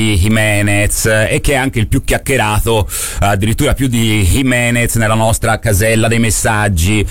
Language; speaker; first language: Italian; native; Italian